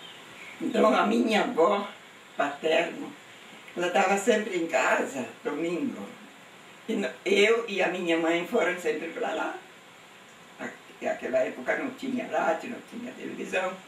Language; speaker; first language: Portuguese; non-native, local second language; German